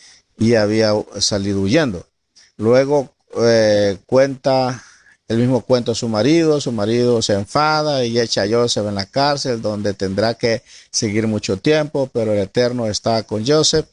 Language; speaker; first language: Spanish; native; Spanish